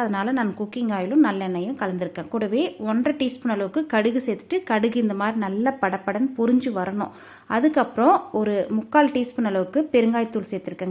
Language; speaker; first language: Tamil; native; Tamil